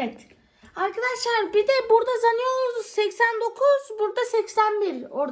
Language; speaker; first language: Turkish; native; Turkish